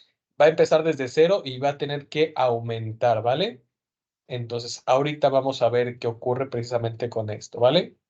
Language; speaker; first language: Spanish; native; Spanish